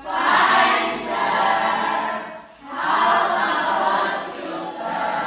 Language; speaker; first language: English; non-native, learner; Indonesian